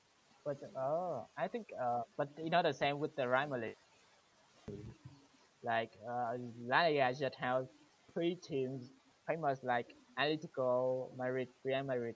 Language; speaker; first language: English; non-native, learner; Vietnamese